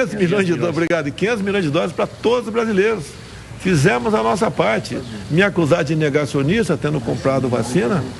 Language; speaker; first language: Portuguese; native; Portuguese